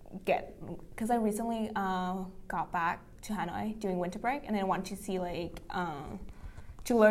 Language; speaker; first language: English; non-native, fluent; Vietnamese